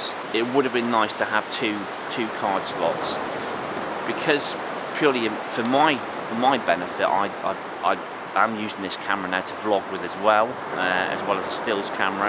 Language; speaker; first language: English; native; English